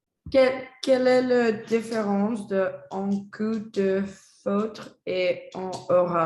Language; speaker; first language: French; non-native, learner; Spanish